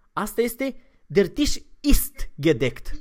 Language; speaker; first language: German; non-native, fluent; Romanian